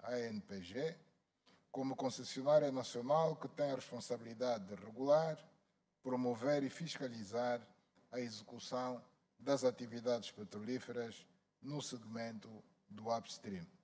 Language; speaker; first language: Portuguese; native; Portuguese